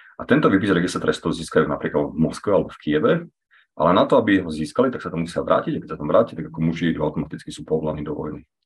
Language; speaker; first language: Slovak; native; Slovak